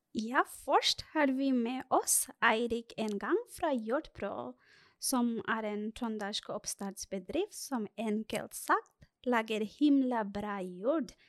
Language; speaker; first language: Norwegian; non-native, fluent; Bangla